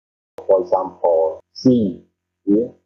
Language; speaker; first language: English; non-native, fluent; Khmer